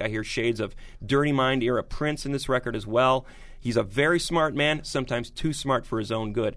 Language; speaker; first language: English; native; English